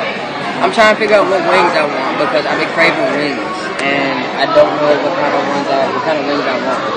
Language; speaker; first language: English; native; English